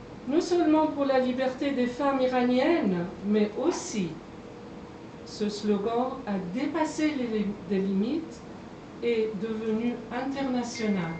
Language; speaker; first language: French; non-native, fluent; Persian